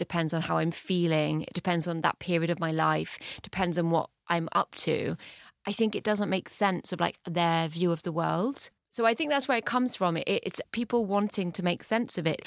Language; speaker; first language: English; early bilingual, heritage; English